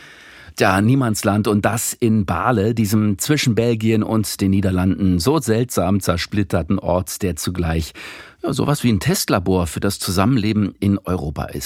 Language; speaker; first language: German; native; German